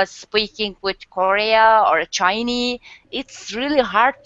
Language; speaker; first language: English; non-native, learner; Turkish